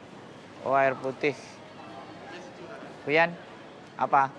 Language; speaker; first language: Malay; non-native, local second language; Javanese